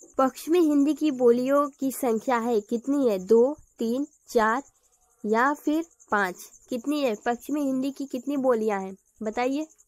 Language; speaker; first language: Hindi; native; Hindi